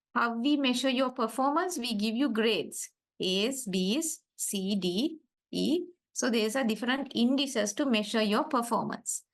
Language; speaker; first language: English; non-native, local second language; Sinhala